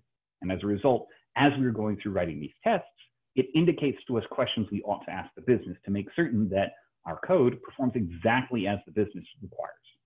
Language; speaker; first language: English; native; English